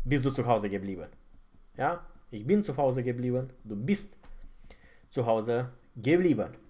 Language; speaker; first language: German; non-native, fluent; Romanian